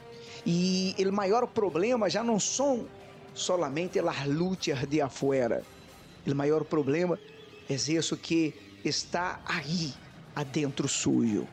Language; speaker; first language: Portuguese; non-native, learner; Spanish